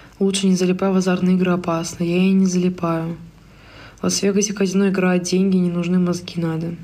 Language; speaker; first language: Russian; native; Russian